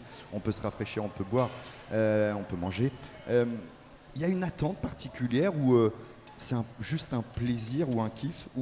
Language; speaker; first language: French; native; French